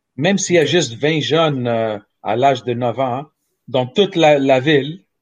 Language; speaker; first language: French; native; French